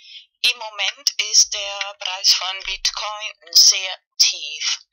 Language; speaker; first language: German; non-native, fluent; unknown